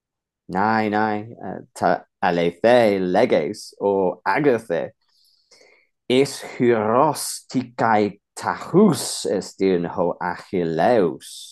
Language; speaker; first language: Greek; non-native, fluent; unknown